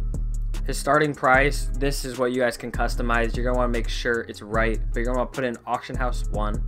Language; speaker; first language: English; native; English